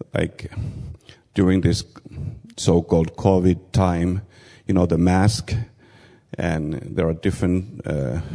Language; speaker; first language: English; non-native, fluent; Finnish